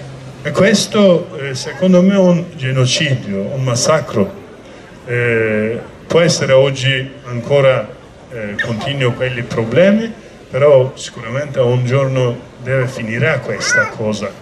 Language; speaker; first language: Italian; non-native, learner; Kurdish